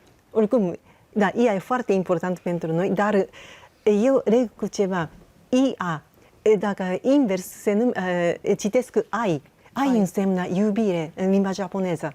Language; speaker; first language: Romanian; non-native, learner; Japanese